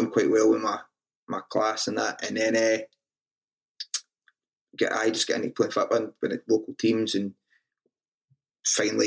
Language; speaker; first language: English; native; English